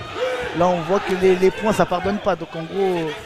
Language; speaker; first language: French; native; French